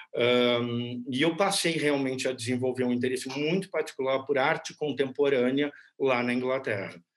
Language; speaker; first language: Portuguese; native; Portuguese